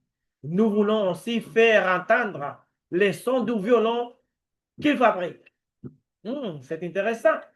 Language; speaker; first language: French; non-native, learner; Spanish